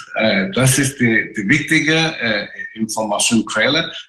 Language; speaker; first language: German; non-native, fluent; Chinese